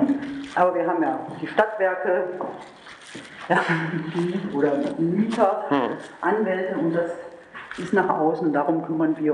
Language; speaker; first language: German; native; German